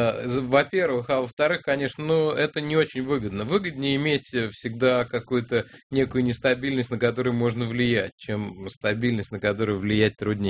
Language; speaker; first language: Russian; native; Russian